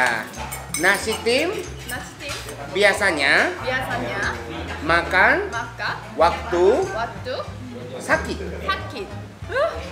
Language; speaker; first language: Indonesian; non-native, fluent; Japanese